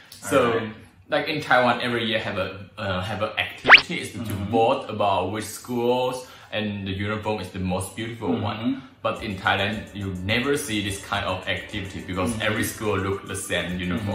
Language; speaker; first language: English; non-native, learner; Chinese